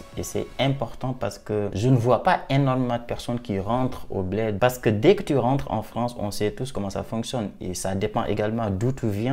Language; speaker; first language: French; non-native, local second language; Wolof